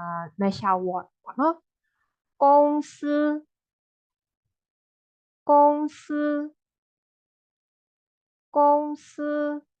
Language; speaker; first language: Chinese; non-native, fluent; Burmese